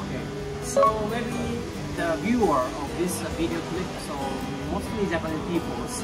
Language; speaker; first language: English; non-native, learner; Japanese